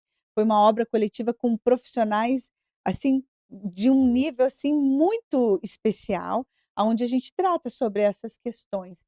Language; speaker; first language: Portuguese; native; Portuguese